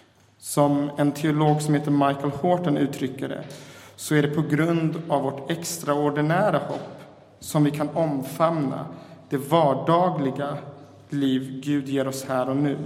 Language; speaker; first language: Swedish; native; Swedish